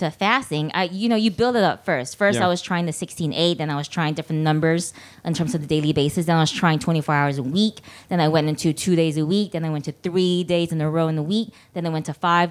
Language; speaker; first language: English; non-native, local second language; Cantonese